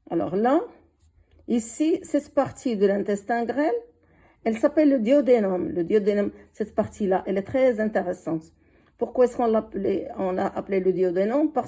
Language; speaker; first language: French; non-native, local second language; Arabic